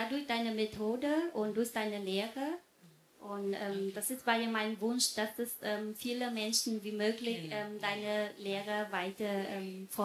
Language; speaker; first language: German; non-native, fluent; Vietnamese